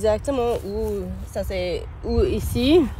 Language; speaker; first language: French; non-native, learner; English